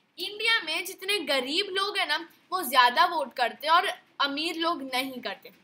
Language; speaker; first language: Hindi; native; Hindi